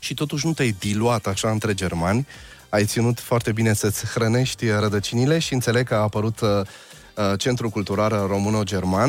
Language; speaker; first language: Romanian; native; Romanian